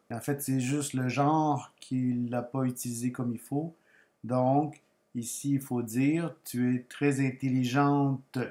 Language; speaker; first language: French; non-native, fluent; Spanish